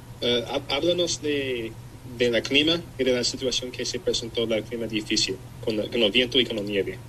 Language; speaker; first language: Spanish; non-native, learner; English